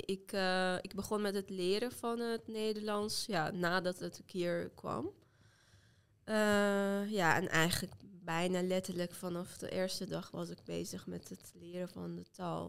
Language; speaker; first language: Dutch; non-native, fluent; Azerbaijani